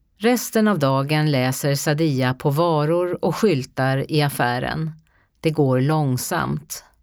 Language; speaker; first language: Swedish; native; Swedish